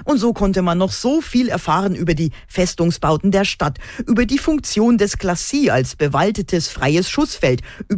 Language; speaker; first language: German; native; German